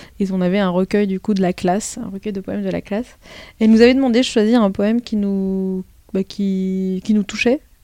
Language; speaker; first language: French; early bilingual, other home language; Arabic